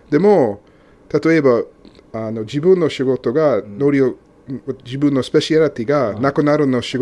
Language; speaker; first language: Japanese; non-native, learner; English